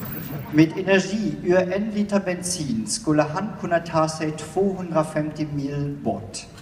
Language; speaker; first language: Swedish; non-native, fluent; German